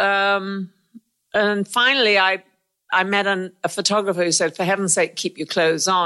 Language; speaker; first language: English; native; English